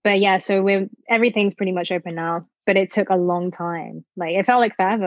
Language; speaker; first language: English; native; English